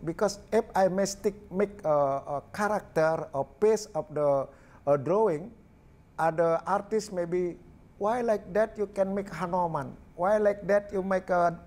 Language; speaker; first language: English; non-native, learner; Balinese